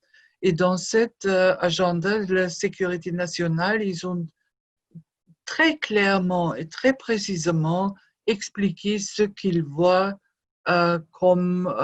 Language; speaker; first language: French; non-native, fluent; German